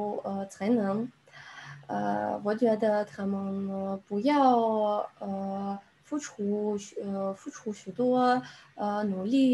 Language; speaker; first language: Chinese; non-native, learner; Russian